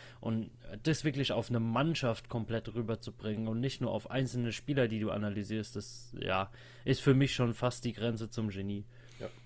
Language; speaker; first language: German; native; German